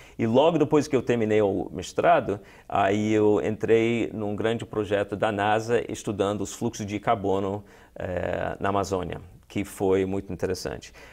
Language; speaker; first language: Portuguese; non-native, fluent; English